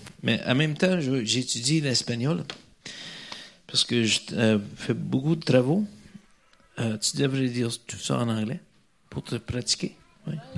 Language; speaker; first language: French; non-native, learner; English